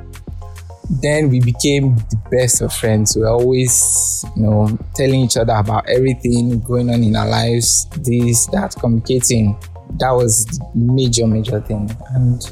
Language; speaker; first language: English; non-native, local second language; Yoruba